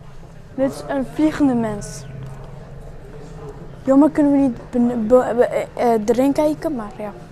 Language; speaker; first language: Dutch; early bilingual, other home language; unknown